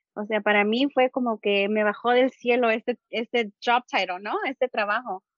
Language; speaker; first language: Spanish; early bilingual, heritage; Spanish